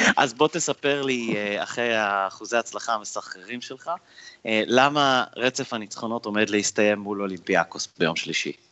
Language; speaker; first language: Hebrew; native; Hebrew